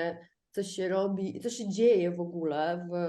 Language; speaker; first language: Polish; non-native, fluent; Ukrainian